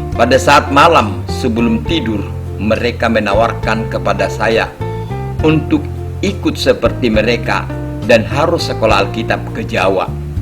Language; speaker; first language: Indonesian; non-native, local second language; Batak Toba